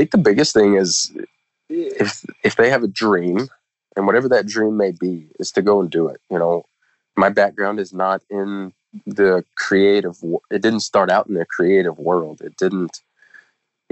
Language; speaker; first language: English; native; English